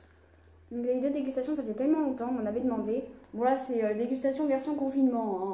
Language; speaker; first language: French; native; French